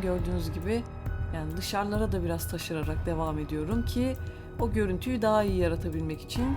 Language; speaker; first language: Turkish; native; Turkish